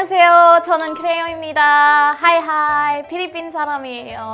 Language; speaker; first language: Korean; non-native, learner; Filipino